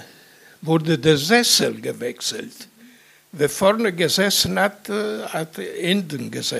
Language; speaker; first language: German; non-native, fluent; Italian